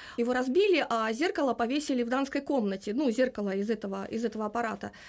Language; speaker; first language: Russian; non-native, local second language; Lithuanian